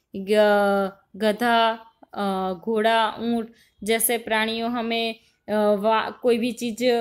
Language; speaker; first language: Hindi; non-native, local second language; Gujarati